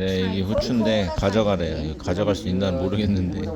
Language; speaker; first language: Korean; native; Korean